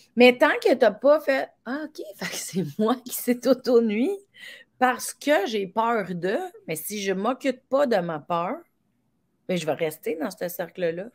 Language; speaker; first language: French; native; French